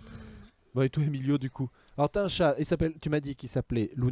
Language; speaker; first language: French; native; French